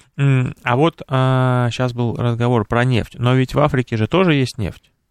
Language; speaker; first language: Russian; native; Russian